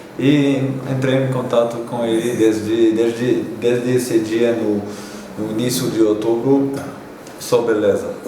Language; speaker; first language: Portuguese; non-native, fluent; Arabic